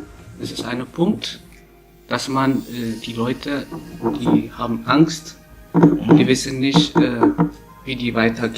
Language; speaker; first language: German; non-native, learner; Tigrinya